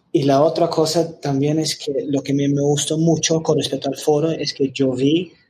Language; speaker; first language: Spanish; non-native, fluent; English